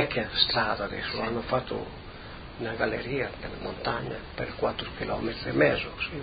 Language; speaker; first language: Italian; native; Italian